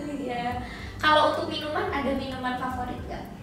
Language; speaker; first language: Indonesian; native; Indonesian